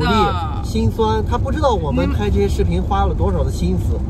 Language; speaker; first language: Chinese; native; Chinese